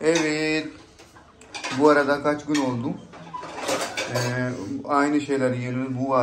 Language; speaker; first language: Turkish; non-native, learner; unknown